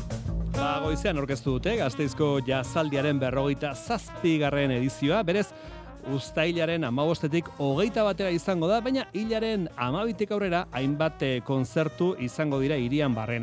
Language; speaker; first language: Basque; native; Basque